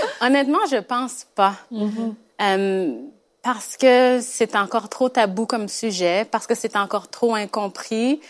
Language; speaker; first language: French; native; French